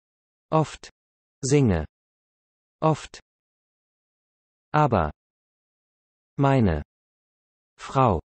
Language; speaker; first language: German; non-native, learner; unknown